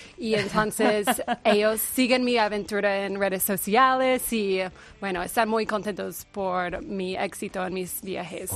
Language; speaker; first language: Spanish; non-native, fluent; English